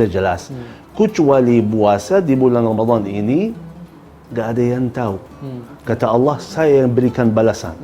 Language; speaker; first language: Indonesian; non-native, fluent; Arabic